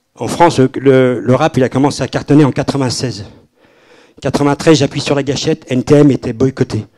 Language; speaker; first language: French; native; French